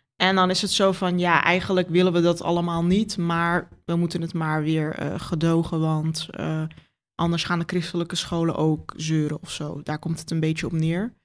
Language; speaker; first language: Dutch; early bilingual, other home language; Turkish